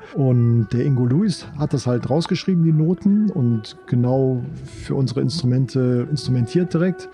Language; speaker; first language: German; native; German